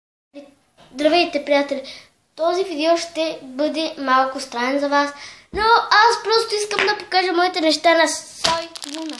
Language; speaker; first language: Bulgarian; early bilingual, heritage; Bulgarian